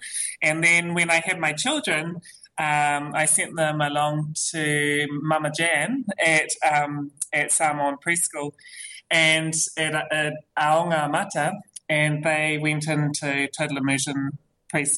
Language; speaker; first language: English; native; English